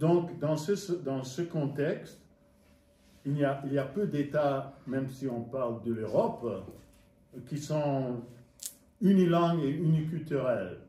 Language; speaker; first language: French; non-native, fluent; English